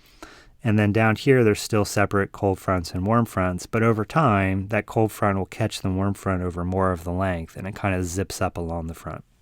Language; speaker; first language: English; native; English